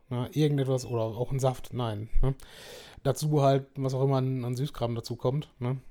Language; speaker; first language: German; native; German